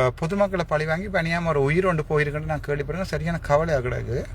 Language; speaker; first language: Tamil; native; Tamil